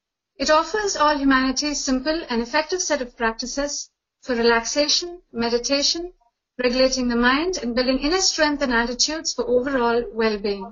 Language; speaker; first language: English; non-native, local second language; Tamil